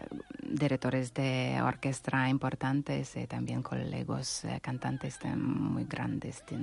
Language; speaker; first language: Spanish; non-native, learner; Russian